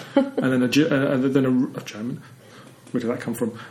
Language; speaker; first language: English; native; English